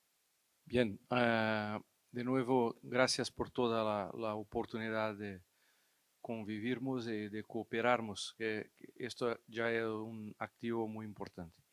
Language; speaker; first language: Spanish; non-native, fluent; Portuguese